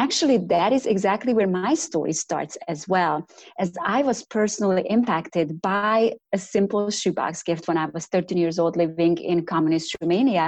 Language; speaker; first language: English; non-native, fluent; Romanian